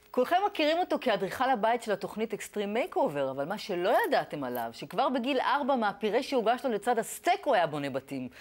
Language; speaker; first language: Hebrew; native; Hebrew